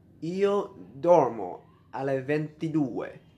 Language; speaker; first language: Italian; non-native, learner; Vietnamese